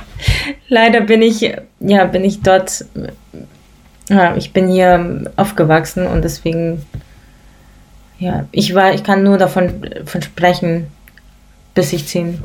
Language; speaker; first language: German; early bilingual, other home language; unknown